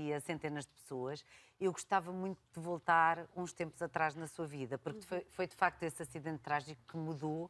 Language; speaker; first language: Portuguese; native; Portuguese